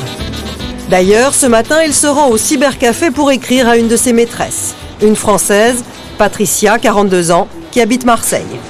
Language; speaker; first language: French; native; French